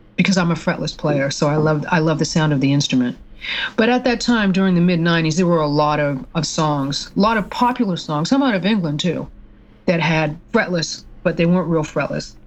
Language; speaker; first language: English; native; English